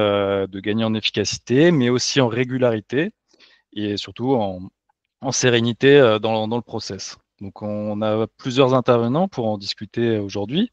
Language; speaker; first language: French; native; French